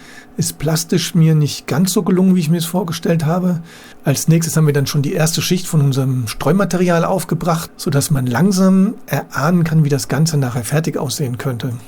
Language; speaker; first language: German; native; German